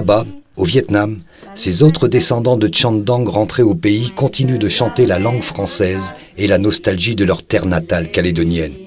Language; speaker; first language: French; native; French